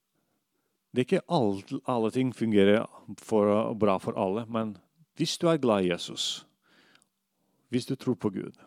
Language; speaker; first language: Norwegian; non-native, fluent; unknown